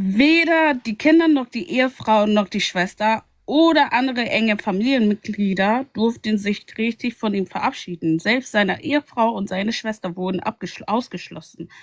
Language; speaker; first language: German; native; German